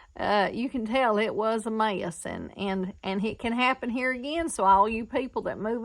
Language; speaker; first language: English; native; English